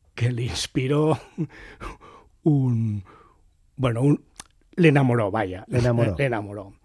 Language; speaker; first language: Spanish; native; Spanish